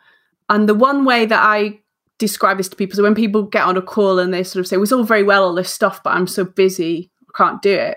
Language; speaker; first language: English; native; English